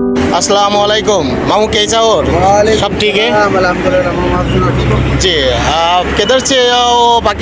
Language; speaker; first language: Hindi; non-native, learner; Bangla